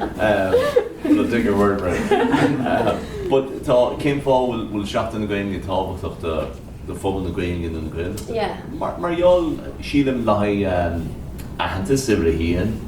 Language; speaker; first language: Irish; native; Irish